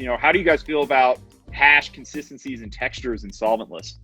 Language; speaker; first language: English; native; English